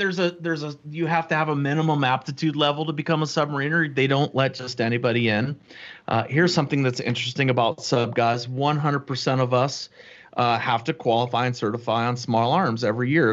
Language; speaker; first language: English; native; English